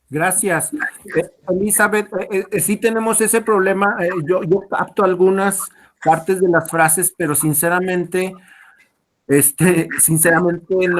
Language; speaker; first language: Spanish; native; Spanish